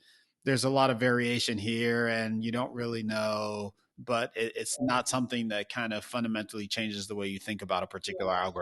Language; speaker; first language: English; native; English